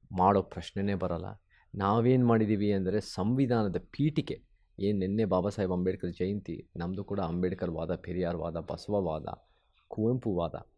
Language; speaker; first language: Kannada; early bilingual, heritage; Kannada